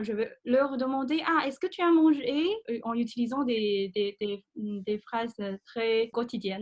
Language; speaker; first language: French; non-native, fluent; Chinese